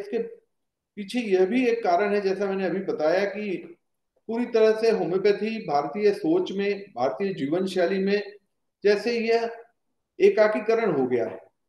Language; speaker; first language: Hindi; native; Hindi